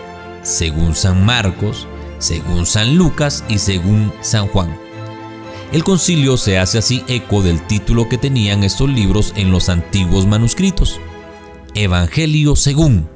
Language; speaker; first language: Spanish; native; Spanish